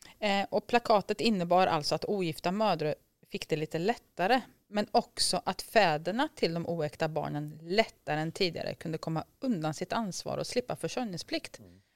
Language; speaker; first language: Swedish; native; Swedish